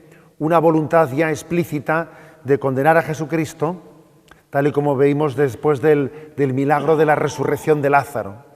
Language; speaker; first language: Spanish; native; Spanish